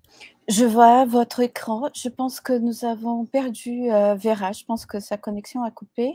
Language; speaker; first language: French; non-native, fluent; Portuguese